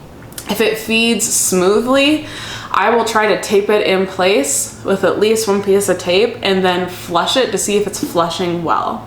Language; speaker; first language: English; native; English